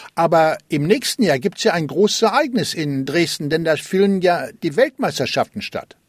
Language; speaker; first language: German; native; German